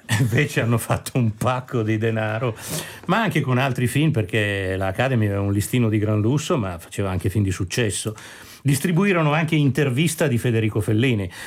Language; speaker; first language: Italian; native; Italian